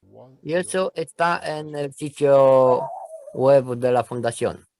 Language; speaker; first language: Spanish; non-native, learner; Romanian